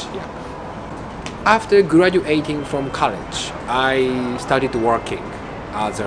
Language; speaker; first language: English; non-native, fluent; Japanese